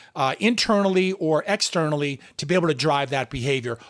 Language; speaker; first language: English; native; English